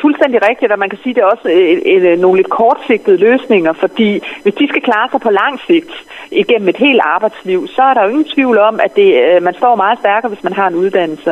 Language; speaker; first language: Danish; native; Danish